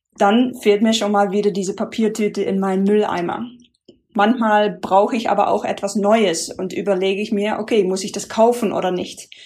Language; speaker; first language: German; non-native, fluent; Dutch